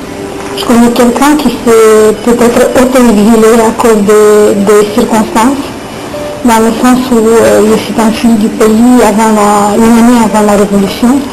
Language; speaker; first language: French; non-native, learner; Romanian